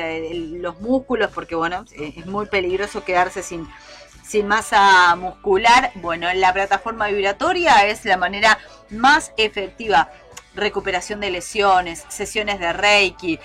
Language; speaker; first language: Spanish; native; Spanish